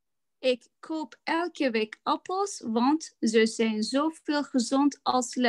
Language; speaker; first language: Dutch; non-native, learner; Turkish